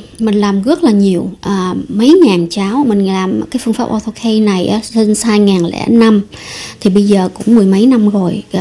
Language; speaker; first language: Vietnamese; early bilingual, heritage; Vietnamese